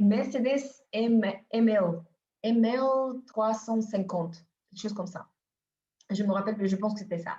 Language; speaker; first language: French; non-native, fluent; Bulgarian